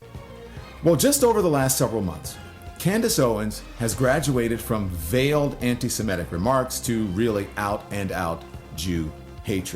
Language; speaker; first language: English; native; English